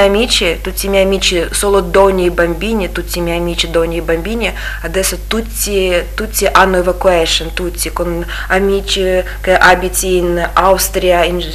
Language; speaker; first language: Italian; non-native, learner; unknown